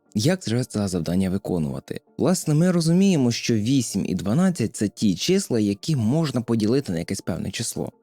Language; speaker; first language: Ukrainian; native; Ukrainian